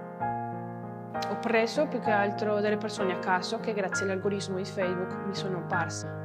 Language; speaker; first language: Italian; non-native, fluent; Spanish